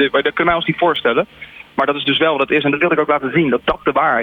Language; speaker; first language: Dutch; native; Dutch